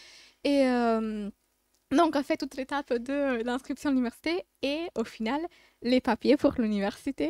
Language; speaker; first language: French; non-native, fluent; Spanish